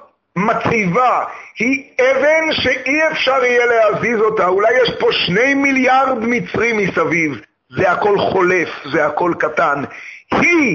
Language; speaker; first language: Hebrew; native; Hebrew